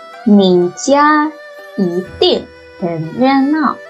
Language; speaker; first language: Chinese; non-native, fluent; Indonesian